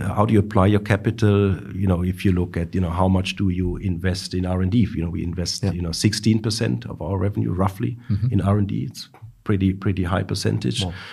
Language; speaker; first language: English; non-native, fluent; German